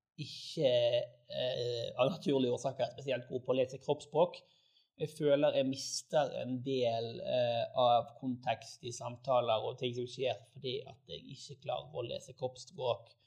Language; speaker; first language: Norwegian; native; Norwegian